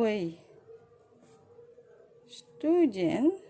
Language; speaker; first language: Russian; non-native, fluent; Indonesian